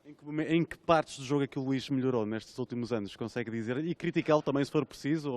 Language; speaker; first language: Portuguese; native; Portuguese